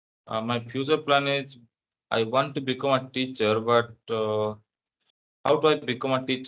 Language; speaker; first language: English; non-native, learner; Odia